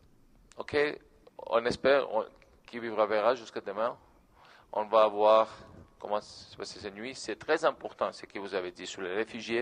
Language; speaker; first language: French; non-native, learner; Georgian